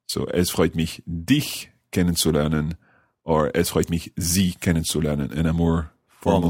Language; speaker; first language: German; non-native, learner; English